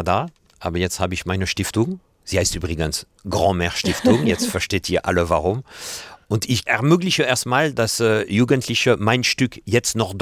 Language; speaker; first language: German; non-native, fluent; French